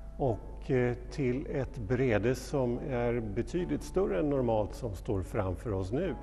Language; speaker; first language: Swedish; native; Swedish